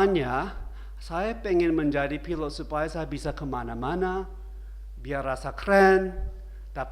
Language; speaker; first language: Indonesian; non-native, learner; Korean